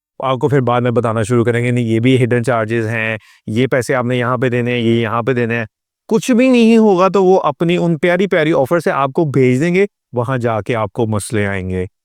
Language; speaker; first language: Urdu; non-native, local second language; Punjabi